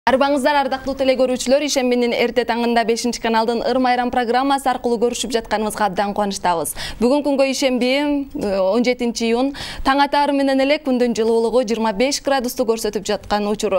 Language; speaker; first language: Kyrgyz; native; Kyrgyz